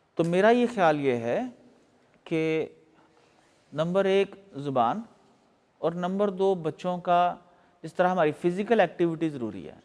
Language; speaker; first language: Urdu; native; Urdu